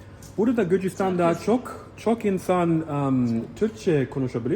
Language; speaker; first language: Turkish; non-native, learner; English